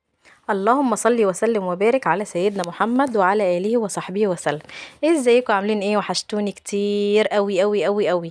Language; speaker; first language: Arabic; native; Arabic